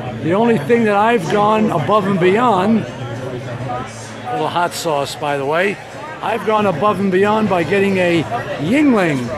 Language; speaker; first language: English; native; English